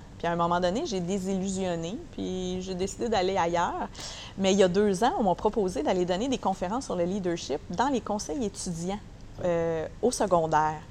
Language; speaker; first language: French; native; French